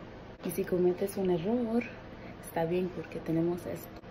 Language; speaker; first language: Spanish; early bilingual, heritage; Spanish